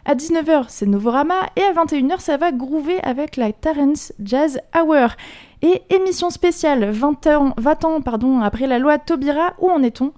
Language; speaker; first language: French; native; French